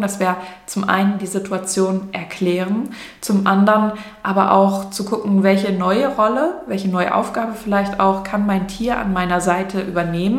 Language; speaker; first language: German; native; German